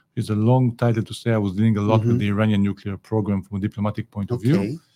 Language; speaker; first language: English; non-native, fluent; Hebrew